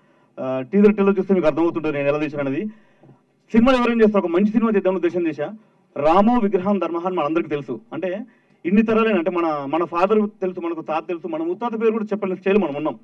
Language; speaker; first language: Telugu; native; Telugu